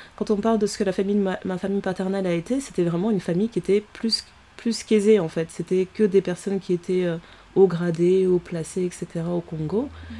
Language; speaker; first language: French; early bilingual, other home language; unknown